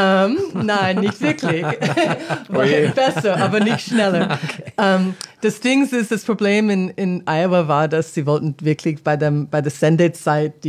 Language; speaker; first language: German; non-native, fluent; English